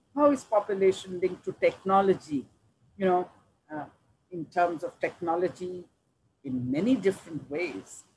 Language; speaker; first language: English; non-native, local second language; Punjabi